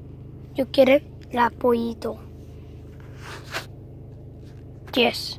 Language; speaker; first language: Spanish; early bilingual, heritage; Spanish